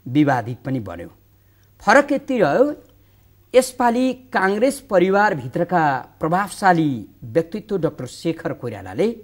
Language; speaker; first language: Nepali; native; Nepali